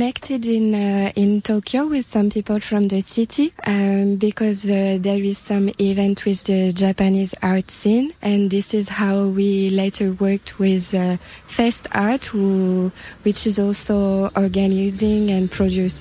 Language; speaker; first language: English; non-native, fluent; French